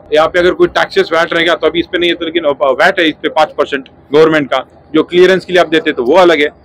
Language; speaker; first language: Hindi; non-native, local second language; Marathi